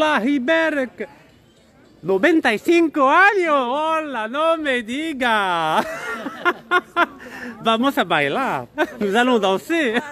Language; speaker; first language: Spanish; non-native, learner; French